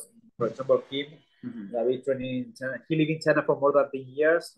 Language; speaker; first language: English; non-native, learner; Spanish